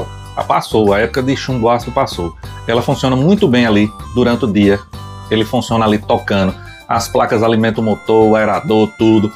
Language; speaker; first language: Portuguese; native; Portuguese